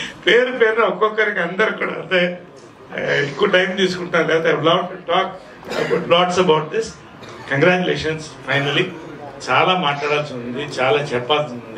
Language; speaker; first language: Telugu; native; Telugu